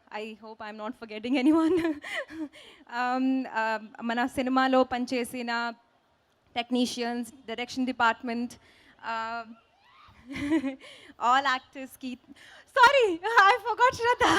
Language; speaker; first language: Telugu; non-native, learner; Hindi